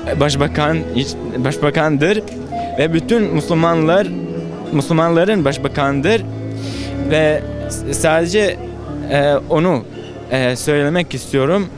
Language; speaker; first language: Turkish; non-native, learner; Bosnian